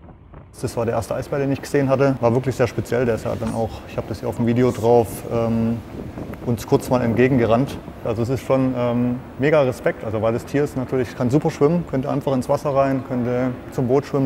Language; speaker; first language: German; native; German